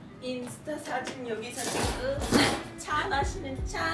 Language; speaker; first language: Korean; non-native, fluent; English